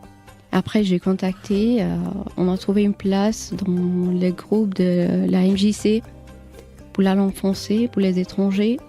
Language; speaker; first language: French; non-native, learner; Albanian